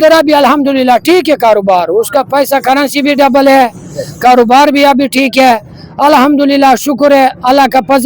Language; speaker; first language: Hindi; non-native, learner; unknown